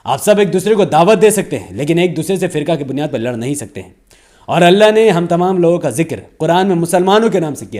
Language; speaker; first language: Hindi; native; Hindi